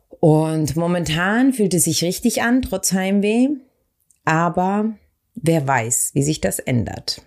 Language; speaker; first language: German; early bilingual, other home language; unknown